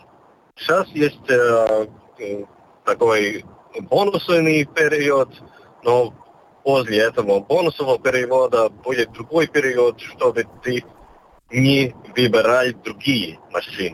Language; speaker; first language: Russian; non-native, local second language; Latvian